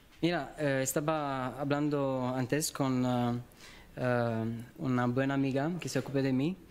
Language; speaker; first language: Spanish; non-native, learner; Romanian